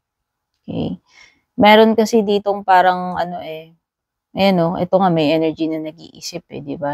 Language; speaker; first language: Filipino; native; Filipino